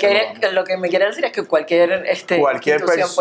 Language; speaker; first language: Spanish; native; Spanish